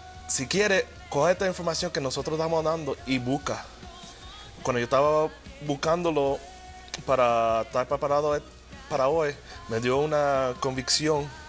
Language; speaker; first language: Spanish; early bilingual, heritage; Spanish